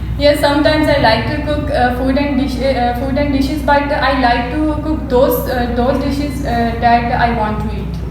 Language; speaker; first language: English; non-native, local second language; Urdu